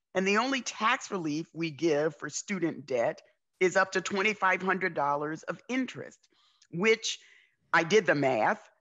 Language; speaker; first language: English; native; English